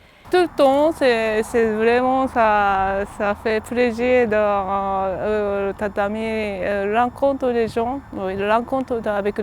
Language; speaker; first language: French; non-native, learner; Japanese